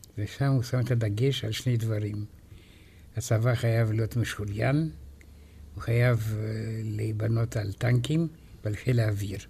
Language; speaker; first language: Hebrew; non-native, fluent; Romanian